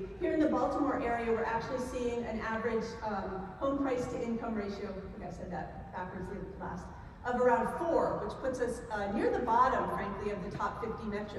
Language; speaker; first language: English; native; English